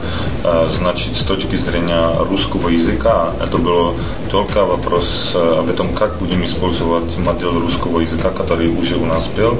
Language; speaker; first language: Russian; non-native, fluent; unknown